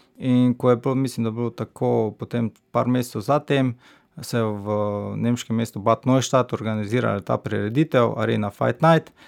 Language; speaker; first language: Slovenian; native; Slovenian